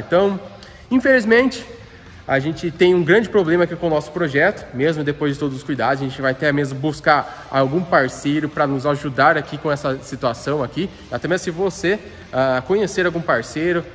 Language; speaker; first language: Portuguese; native; Portuguese